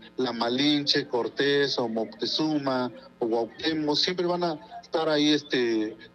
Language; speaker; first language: Spanish; non-native, local second language; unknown